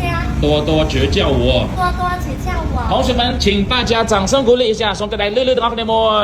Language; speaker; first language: Chinese; non-native, fluent; Khmer